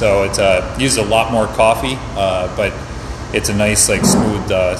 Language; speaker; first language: English; native; English